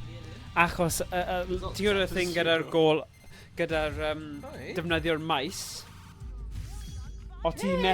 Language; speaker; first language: Welsh; native; Welsh